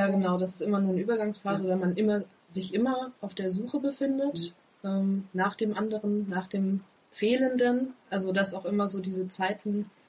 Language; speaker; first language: German; native; German